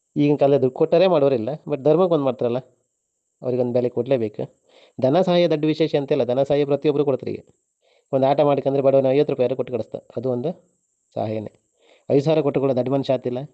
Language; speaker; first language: Kannada; native; Kannada